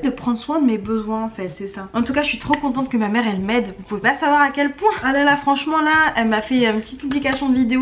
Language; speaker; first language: French; native; French